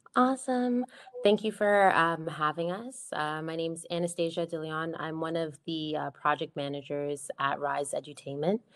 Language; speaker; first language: English; native; English